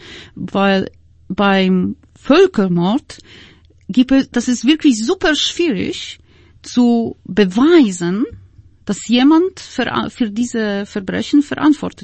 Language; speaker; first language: German; non-native, fluent; Polish